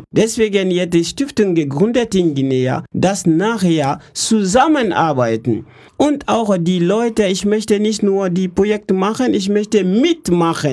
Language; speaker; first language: German; non-native, learner; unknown